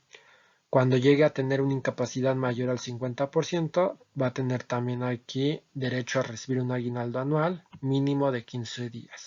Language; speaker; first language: Spanish; native; Spanish